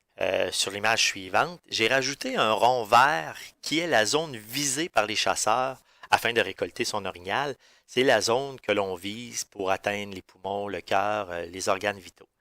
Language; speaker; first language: French; native; French